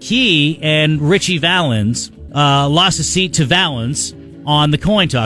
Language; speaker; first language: English; native; English